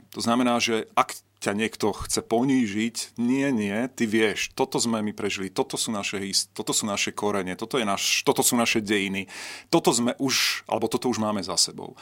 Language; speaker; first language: Slovak; native; Slovak